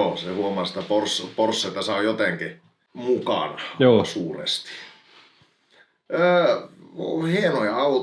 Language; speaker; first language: Finnish; native; Finnish